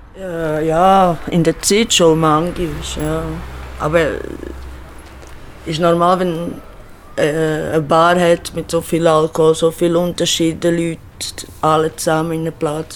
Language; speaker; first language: German; non-native, fluent; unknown